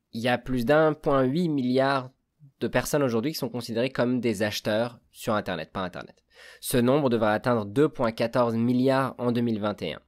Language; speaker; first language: French; native; French